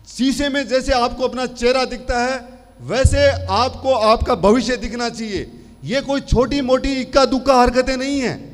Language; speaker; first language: Hindi; native; Hindi